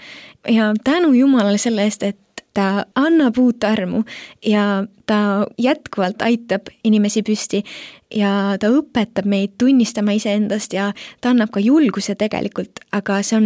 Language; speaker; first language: Estonian; native; Estonian